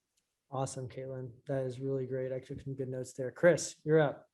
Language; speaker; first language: English; native; English